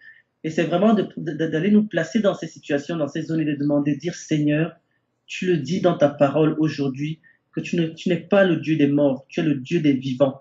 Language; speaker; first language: French; native; French